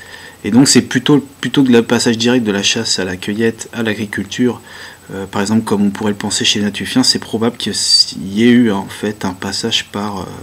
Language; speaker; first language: French; native; French